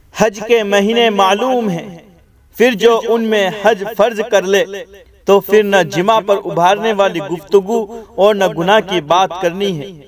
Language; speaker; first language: Urdu; native; Urdu